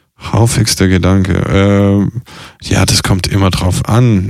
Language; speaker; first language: German; non-native, fluent; Italian